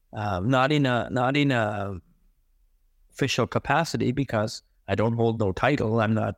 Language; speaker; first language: English; non-native, fluent; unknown